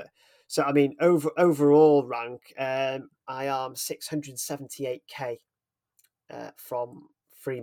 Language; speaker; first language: English; native; English